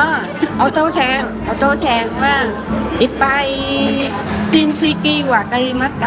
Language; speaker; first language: Japanese; non-native, learner; Vietnamese